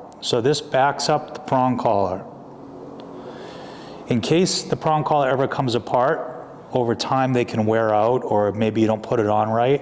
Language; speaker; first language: English; native; English